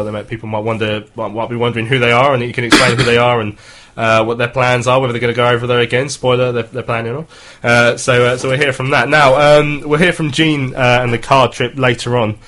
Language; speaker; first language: English; native; English